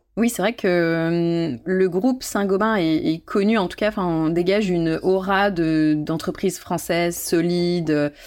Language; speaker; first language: French; native; French